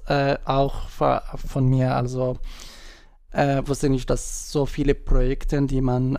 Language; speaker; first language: German; non-native, learner; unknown